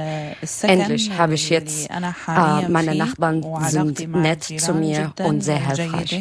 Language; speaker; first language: German; non-native, learner; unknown